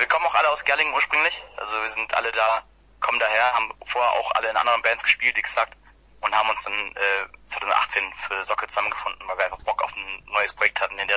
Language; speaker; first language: German; native; German